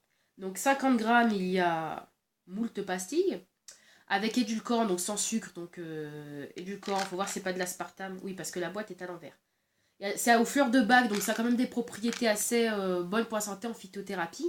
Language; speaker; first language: French; native; French